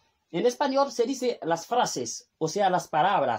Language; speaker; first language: Spanish; non-native, fluent; Haitian Creole